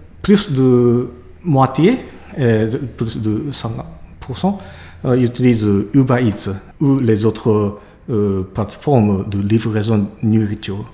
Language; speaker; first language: French; non-native, learner; Japanese